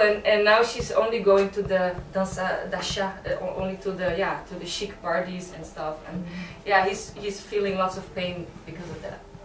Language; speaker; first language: English; non-native, fluent; Dutch